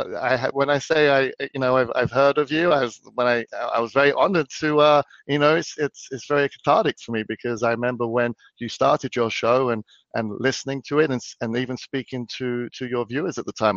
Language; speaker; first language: English; native; English